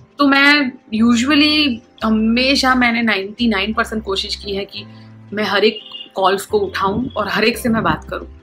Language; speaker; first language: Hindi; non-native, local second language; Gujarati